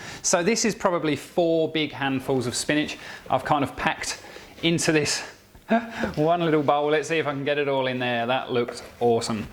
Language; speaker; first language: English; native; English